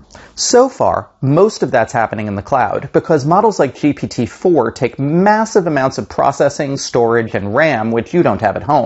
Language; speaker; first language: English; native; English